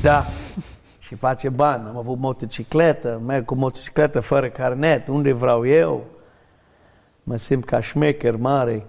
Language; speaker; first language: Romanian; non-native, fluent; English